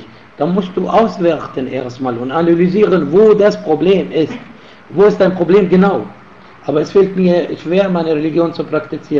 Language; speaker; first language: German; non-native, fluent; Arabic